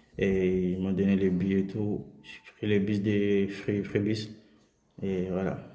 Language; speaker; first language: French; non-native, local second language; Soninke